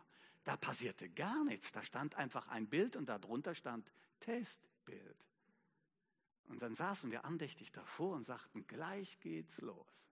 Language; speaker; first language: German; native; German